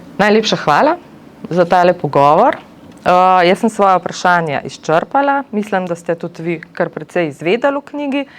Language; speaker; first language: Slovenian; native; Slovenian